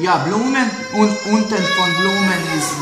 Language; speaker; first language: German; non-native, learner; Croatian